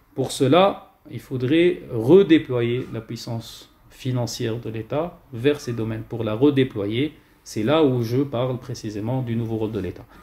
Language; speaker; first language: French; non-native, local second language; Arabic